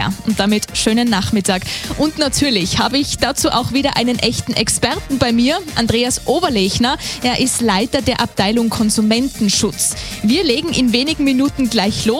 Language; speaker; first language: German; native; German